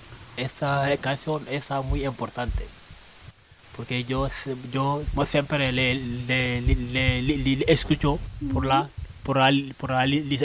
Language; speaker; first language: Spanish; non-native, learner; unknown